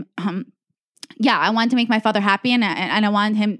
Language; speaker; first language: English; native; English